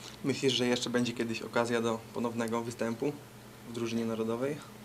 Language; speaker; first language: Polish; native; Polish